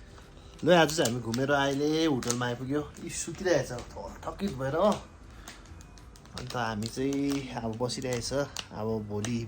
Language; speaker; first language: Nepali; non-native, local second language; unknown